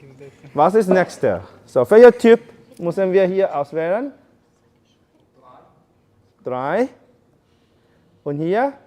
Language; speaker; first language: German; non-native, learner; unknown